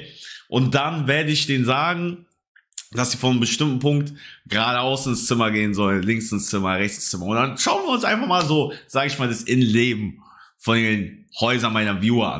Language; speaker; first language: German; native; German